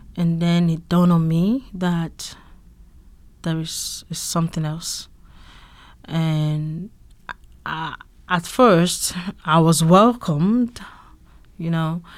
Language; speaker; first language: English; non-native, local second language; Yoruba